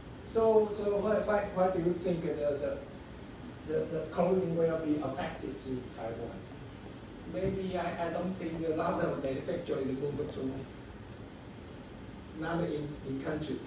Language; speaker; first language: English; non-native, learner; Chinese